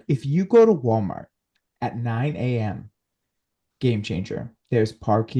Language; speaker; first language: English; native; English